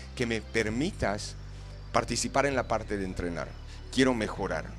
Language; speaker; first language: Spanish; non-native, fluent; English